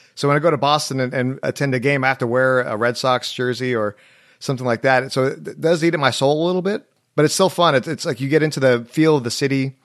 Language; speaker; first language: English; native; English